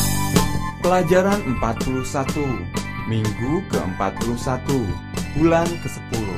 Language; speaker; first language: Indonesian; native; Indonesian